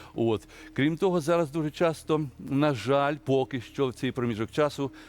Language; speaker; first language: Ukrainian; native; Ukrainian